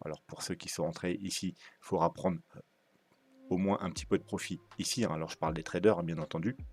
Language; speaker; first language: French; native; French